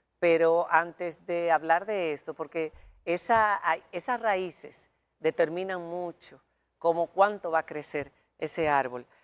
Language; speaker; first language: Spanish; native; Spanish